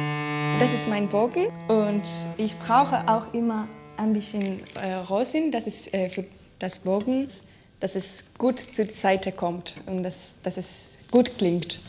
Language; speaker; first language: German; non-native, fluent; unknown